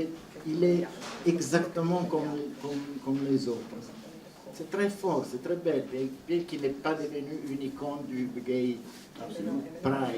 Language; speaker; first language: French; non-native, fluent; Italian